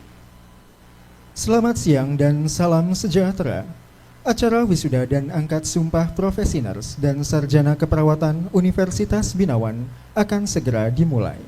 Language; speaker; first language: Indonesian; native; Indonesian